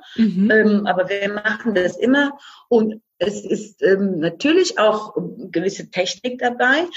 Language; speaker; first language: German; non-native, fluent; Croatian